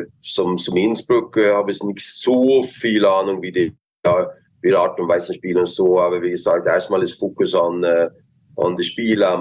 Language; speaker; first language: German; non-native, learner; Swedish